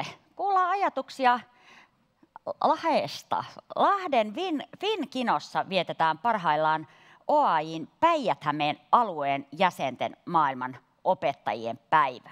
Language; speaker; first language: Finnish; native; Finnish